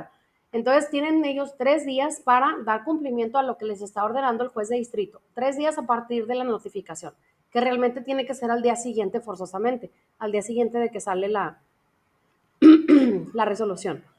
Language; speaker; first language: Spanish; native; Spanish